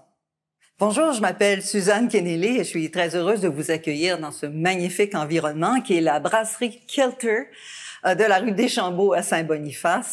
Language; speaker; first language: French; native; French